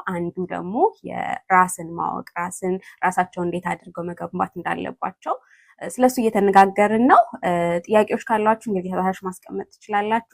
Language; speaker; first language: Amharic; early bilingual, heritage; Amharic